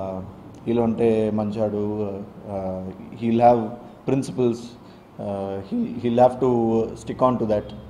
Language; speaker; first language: Telugu; non-native, learner; Tamil